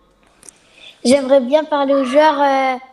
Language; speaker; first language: French; early bilingual, heritage; French